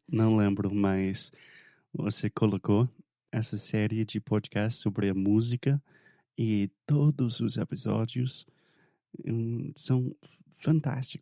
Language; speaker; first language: Portuguese; non-native, fluent; English